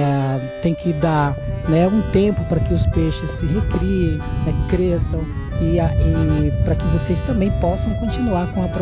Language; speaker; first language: Portuguese; native; Portuguese